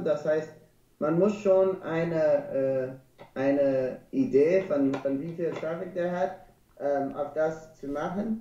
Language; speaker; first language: German; non-native, learner; English